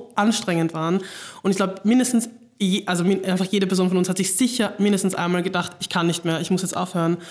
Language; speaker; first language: German; native; German